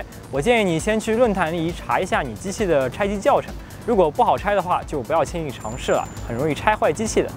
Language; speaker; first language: Chinese; native; Chinese